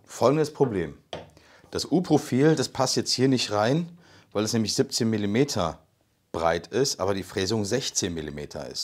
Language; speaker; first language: German; native; German